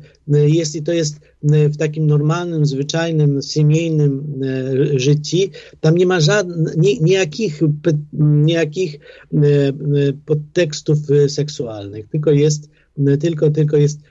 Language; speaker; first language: Polish; non-native, fluent; Ukrainian